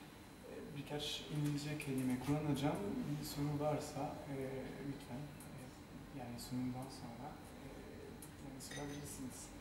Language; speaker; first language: Turkish; non-native, fluent; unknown